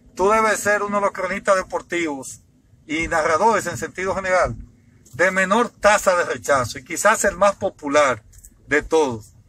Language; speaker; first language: Spanish; native; Spanish